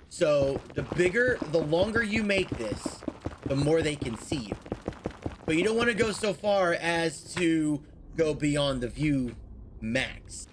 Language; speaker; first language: English; native; English